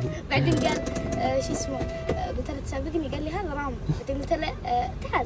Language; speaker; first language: Arabic; native; Arabic